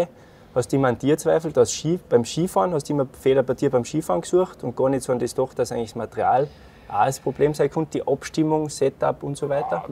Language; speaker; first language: German; native; German